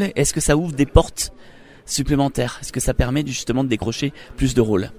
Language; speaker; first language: French; native; French